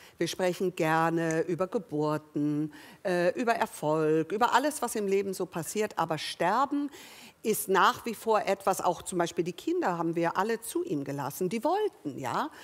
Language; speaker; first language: German; early bilingual, other home language; English